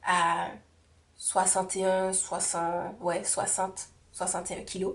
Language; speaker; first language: French; native; French